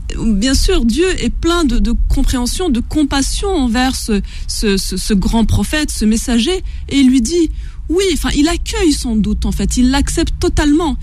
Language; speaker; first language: French; non-native, local second language; Kabyle